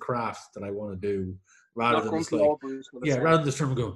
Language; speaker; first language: English; native; English